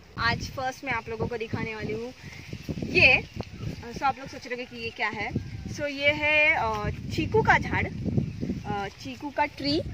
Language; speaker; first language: Hindi; non-native, local second language; Marathi